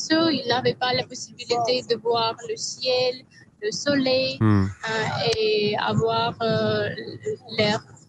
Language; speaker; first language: French; non-native, fluent; Russian